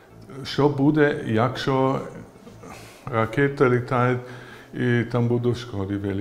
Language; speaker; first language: Ukrainian; non-native, learner; German